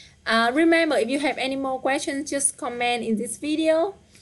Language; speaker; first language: English; non-native, fluent; Vietnamese